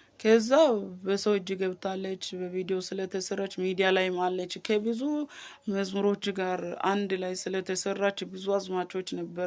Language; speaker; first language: Amharic; non-native, local second language; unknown